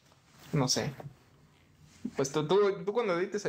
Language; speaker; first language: Spanish; native; Spanish